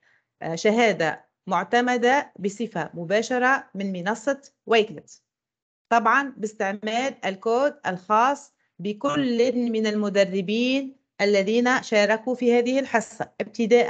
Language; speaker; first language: Arabic; native; Arabic